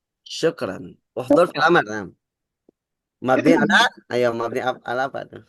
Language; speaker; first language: Arabic; non-native, fluent; Indonesian